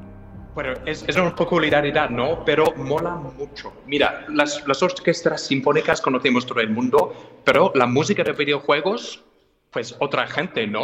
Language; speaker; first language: Spanish; non-native, fluent; English